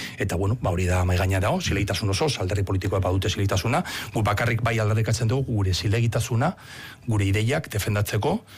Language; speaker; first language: Basque; non-native, local second language; Spanish